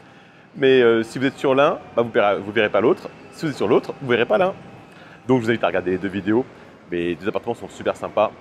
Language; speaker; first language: French; native; French